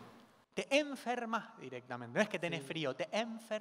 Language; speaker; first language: Spanish; native; Spanish